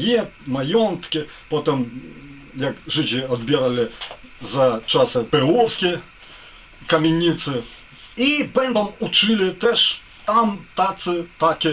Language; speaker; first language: Polish; non-native, learner; Ukrainian